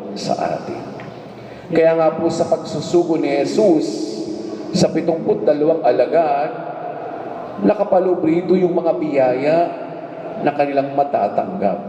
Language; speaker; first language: Filipino; native; Filipino